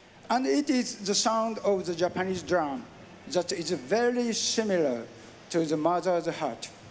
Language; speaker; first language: English; non-native, learner; Japanese